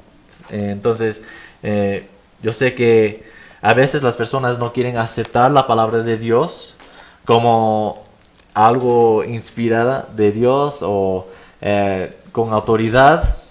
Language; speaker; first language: Spanish; non-native, fluent; English